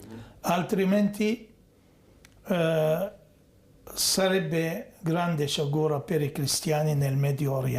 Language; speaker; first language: Italian; non-native, fluent; Arabic